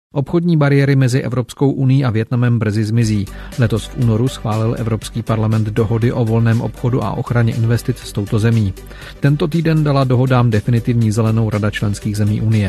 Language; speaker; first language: Czech; native; Czech